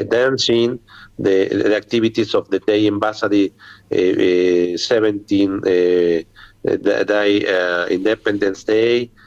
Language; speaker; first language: English; non-native, learner; Spanish